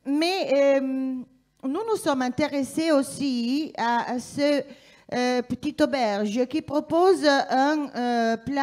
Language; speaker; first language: French; non-native, fluent; Italian